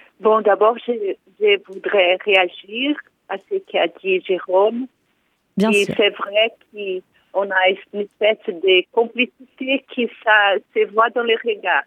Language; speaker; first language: French; non-native, fluent; Portuguese